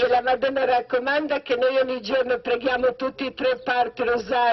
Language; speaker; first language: Italian; non-native, learner; Croatian